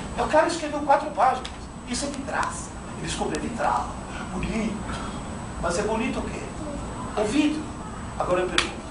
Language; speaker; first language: Portuguese; non-native, fluent; Italian